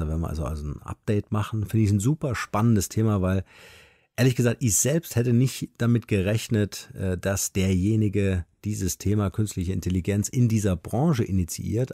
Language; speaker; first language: German; native; German